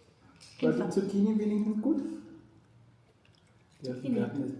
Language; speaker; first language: German; native; German